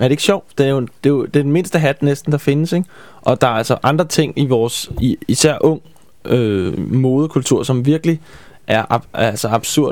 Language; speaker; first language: Danish; native; Danish